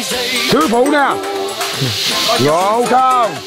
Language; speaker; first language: Vietnamese; native; Vietnamese